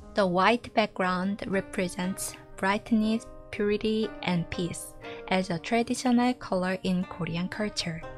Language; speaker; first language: English; non-native, fluent; Korean